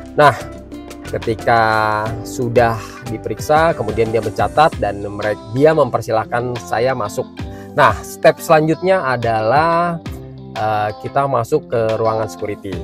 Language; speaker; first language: Indonesian; native; Indonesian